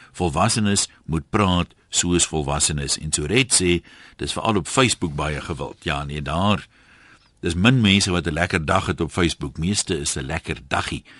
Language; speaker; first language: Afrikaans; native; Afrikaans